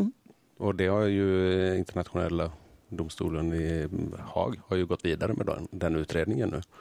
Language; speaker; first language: Swedish; native; Swedish